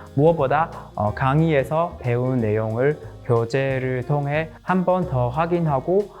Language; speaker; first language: Korean; non-native, fluent; Chinese